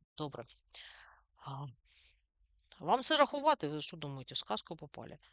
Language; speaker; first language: Ukrainian; non-native, local second language; Russian